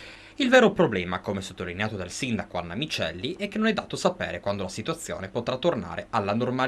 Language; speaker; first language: Italian; native; Italian